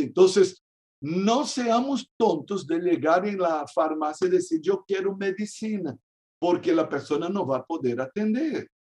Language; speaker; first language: Spanish; non-native, fluent; Portuguese